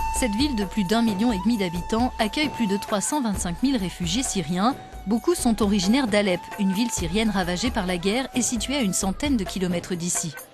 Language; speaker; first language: French; native; French